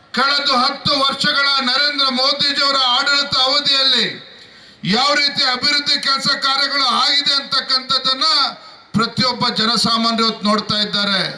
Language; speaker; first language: Kannada; native; Kannada